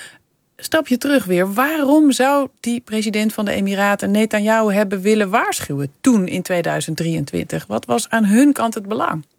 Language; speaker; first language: Dutch; native; Dutch